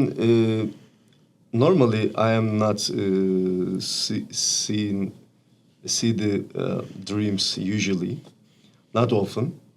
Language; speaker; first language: English; non-native, learner; Turkish